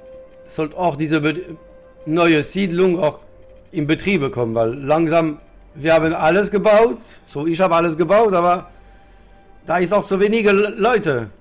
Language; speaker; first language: German; non-native, learner; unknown